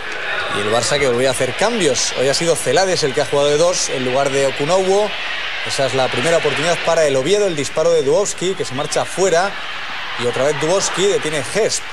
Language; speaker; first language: Spanish; native; Spanish